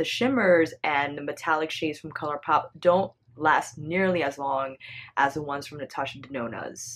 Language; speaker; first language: English; native; English